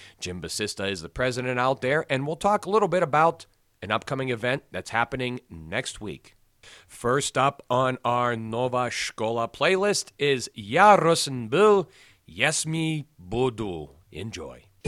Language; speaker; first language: English; native; English